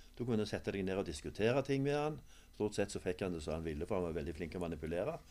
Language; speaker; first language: Norwegian; native; Norwegian